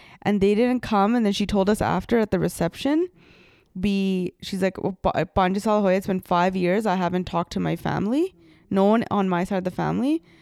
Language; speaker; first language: English; early bilingual, other home language; Punjabi